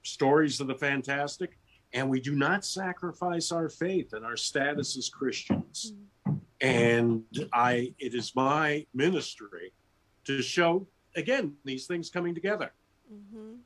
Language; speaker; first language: English; native; English